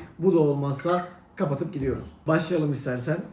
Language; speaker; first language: Turkish; native; Turkish